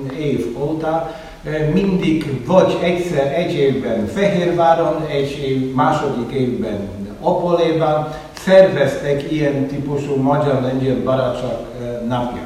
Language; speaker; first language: Hungarian; non-native, fluent; Polish